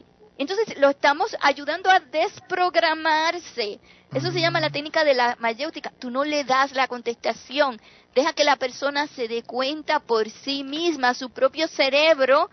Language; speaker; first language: Spanish; early bilingual, heritage; English